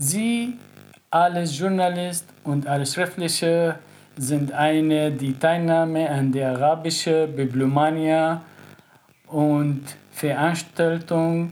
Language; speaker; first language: German; non-native, learner; Arabic